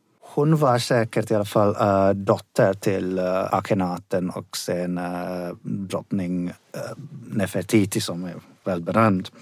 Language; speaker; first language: Swedish; non-native, fluent; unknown